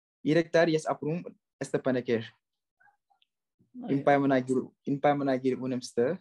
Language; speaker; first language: Armenian; non-native, learner; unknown